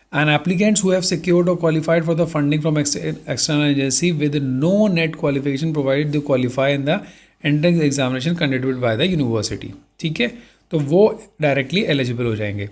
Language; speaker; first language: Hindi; native; Hindi